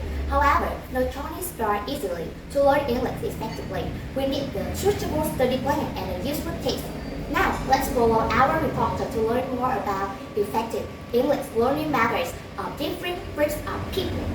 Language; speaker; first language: English; non-native, learner; Vietnamese